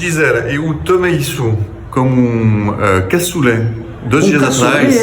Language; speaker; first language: Portuguese; non-native, fluent; French